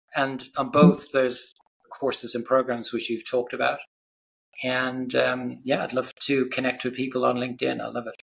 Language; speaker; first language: English; native; English